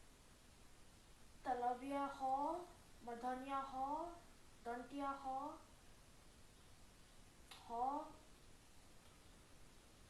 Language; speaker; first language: Assamese; early bilingual, heritage; Assamese